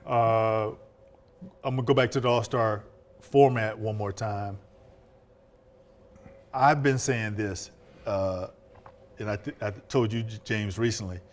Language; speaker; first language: English; native; English